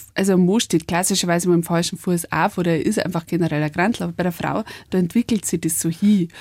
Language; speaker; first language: German; native; German